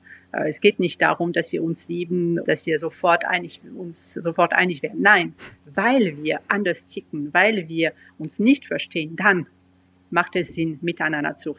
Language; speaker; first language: German; non-native, fluent; French